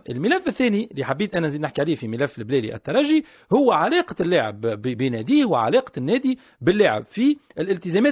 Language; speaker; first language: Arabic; native; Arabic